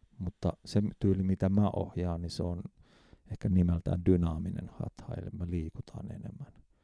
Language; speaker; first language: Finnish; native; Finnish